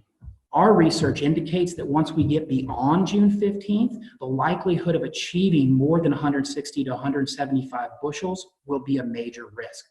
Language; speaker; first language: English; native; English